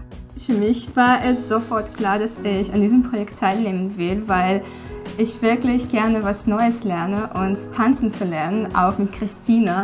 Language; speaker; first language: German; non-native, fluent; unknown